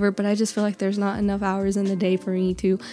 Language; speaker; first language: English; native; English